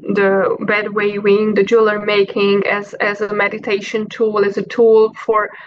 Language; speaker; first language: English; non-native, fluent; Hungarian